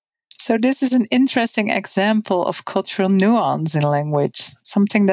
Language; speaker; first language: English; non-native, fluent; Dutch